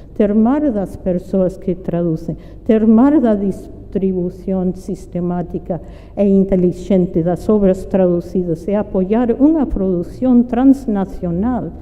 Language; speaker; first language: Portuguese; non-native, fluent; English